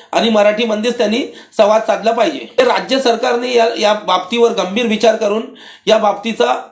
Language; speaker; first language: Marathi; non-native, local second language; Urdu